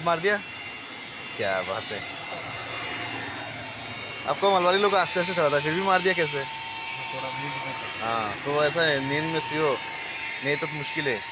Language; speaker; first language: Hindi; non-native, learner; Bangla